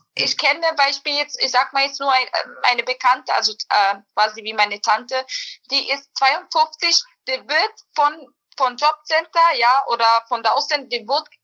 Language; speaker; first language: German; early bilingual, other home language; Bosnian